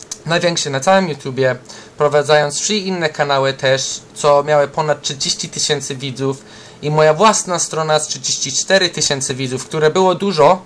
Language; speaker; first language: Polish; early bilingual, heritage; English